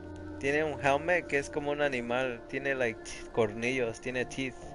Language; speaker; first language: Spanish; early bilingual, other home language; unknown